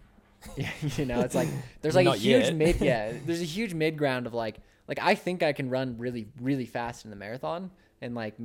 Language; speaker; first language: English; early bilingual, other home language; Spanish